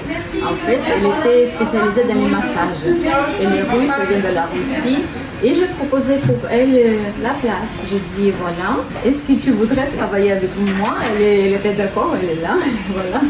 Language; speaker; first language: French; non-native, learner; Russian